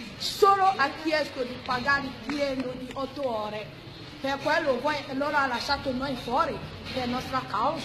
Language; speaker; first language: Italian; non-native, learner; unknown